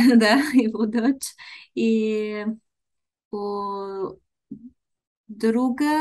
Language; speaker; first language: Russian; non-native, learner; Bulgarian